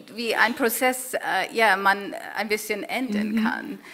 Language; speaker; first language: German; non-native, fluent; English